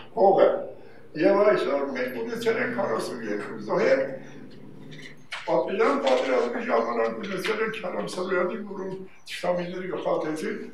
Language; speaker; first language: Armenian; non-native, local second language; Kurdish